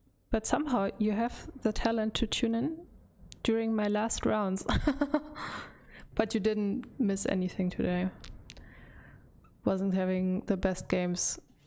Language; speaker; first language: English; non-native, fluent; German